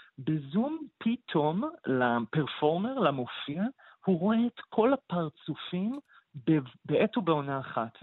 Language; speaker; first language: Hebrew; native; Hebrew